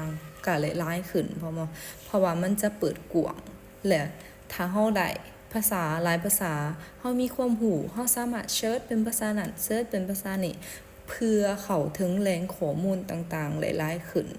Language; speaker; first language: Thai; non-native, local second language; Lao